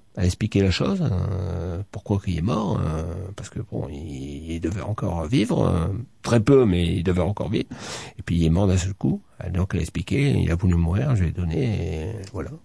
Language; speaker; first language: French; native; French